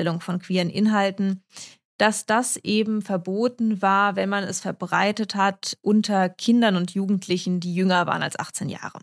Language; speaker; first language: German; early bilingual, other home language; Russian